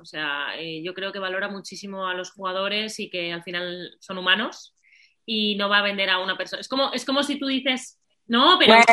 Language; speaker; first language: Spanish; native; Spanish